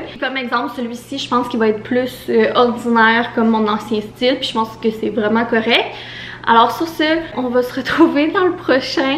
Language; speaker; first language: French; native; French